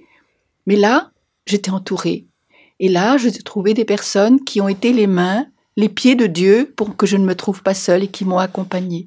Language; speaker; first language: French; native; French